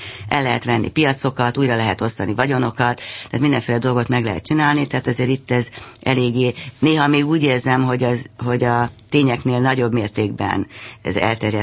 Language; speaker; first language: Hungarian; native; Hungarian